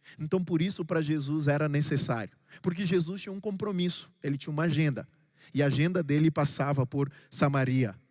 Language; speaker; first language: Portuguese; non-native, local second language; Kabuverdianu